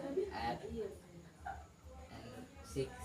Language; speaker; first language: English; non-native, learner; Indonesian